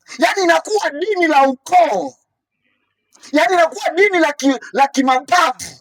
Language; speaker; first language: Swahili; native; Swahili